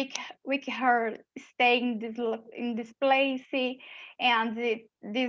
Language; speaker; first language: English; non-native, learner; Portuguese